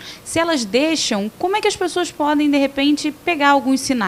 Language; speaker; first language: Portuguese; native; Portuguese